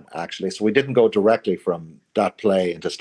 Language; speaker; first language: English; native; English